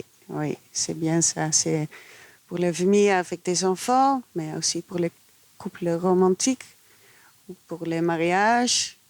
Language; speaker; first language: French; non-native, fluent; Dutch